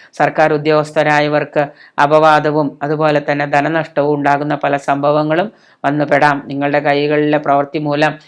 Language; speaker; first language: Malayalam; native; Malayalam